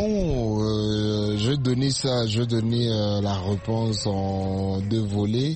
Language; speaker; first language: French; non-native, local second language; Swahili